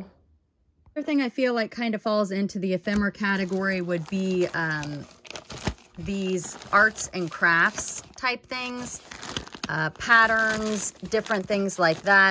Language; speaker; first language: English; native; English